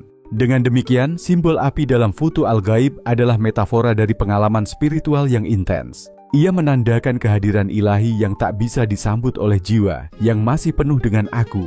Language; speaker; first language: Indonesian; native; Indonesian